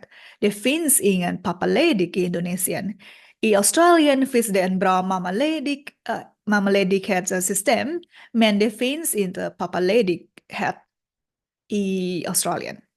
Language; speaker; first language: Swedish; non-native, learner; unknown